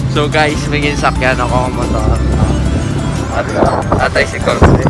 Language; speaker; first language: Filipino; native; Filipino